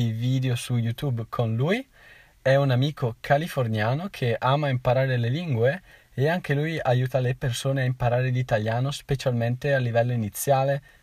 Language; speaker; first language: Italian; native; Italian